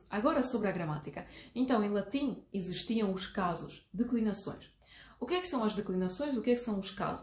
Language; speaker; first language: Portuguese; non-native, fluent; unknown